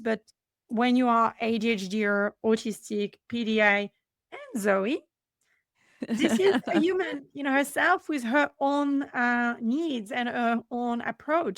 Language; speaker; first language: English; non-native, fluent; French